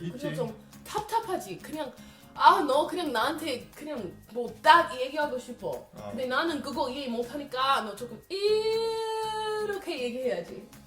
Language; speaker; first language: Korean; non-native, learner; English